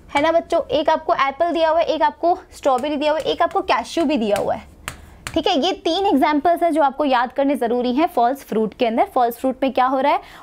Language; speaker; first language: Hindi; native; Hindi